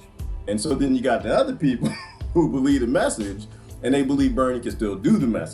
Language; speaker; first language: English; native; English